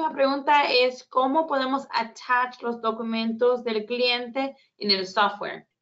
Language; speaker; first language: Spanish; early bilingual, heritage; Spanish